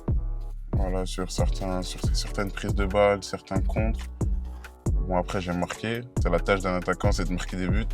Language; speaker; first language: French; native; French